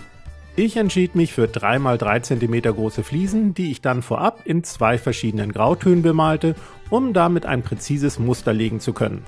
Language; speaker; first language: German; native; German